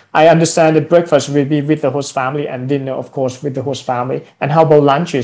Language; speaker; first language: English; non-native, fluent; Thai